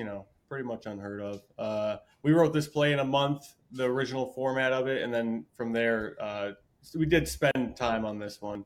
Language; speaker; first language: English; native; English